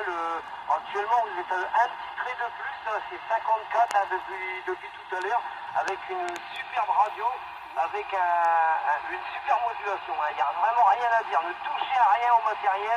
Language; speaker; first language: French; native; French